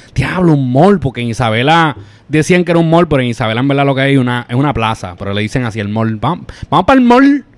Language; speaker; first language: Spanish; native; Spanish